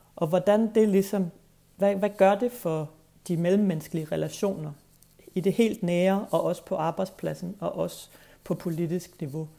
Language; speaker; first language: Danish; native; Danish